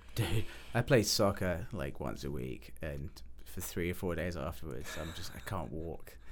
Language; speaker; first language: English; native; English